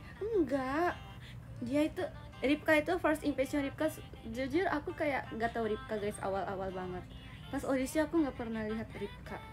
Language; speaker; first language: Indonesian; non-native, learner; Japanese